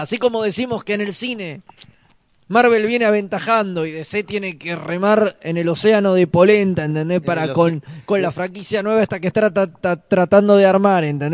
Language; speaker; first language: Spanish; native; Spanish